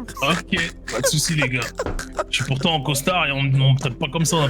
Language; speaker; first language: French; native; French